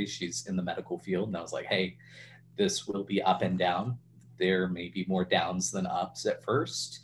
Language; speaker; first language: English; native; English